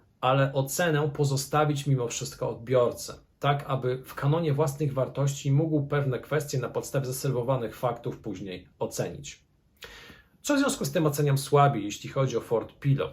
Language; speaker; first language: Polish; native; Polish